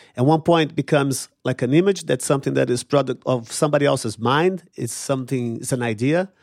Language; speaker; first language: English; non-native, fluent; Portuguese